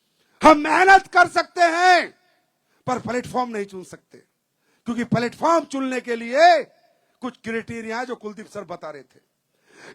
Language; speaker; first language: Hindi; native; Hindi